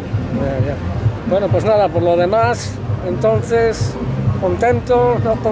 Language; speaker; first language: Spanish; native; Spanish